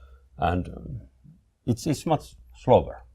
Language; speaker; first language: English; non-native, fluent; Finnish